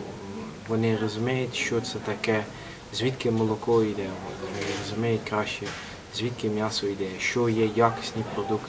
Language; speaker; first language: Ukrainian; non-native, learner; Dutch